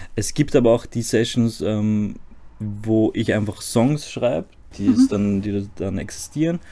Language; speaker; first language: German; early bilingual, other home language; Croatian